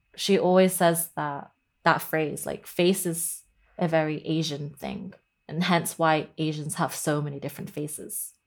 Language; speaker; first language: English; native; English